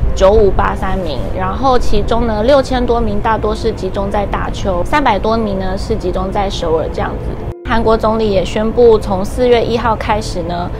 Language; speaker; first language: Chinese; native; Chinese